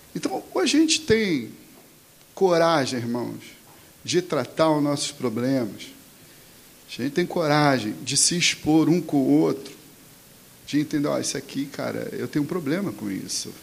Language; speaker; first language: Portuguese; native; Portuguese